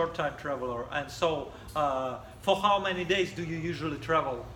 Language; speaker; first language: English; non-native, fluent; Russian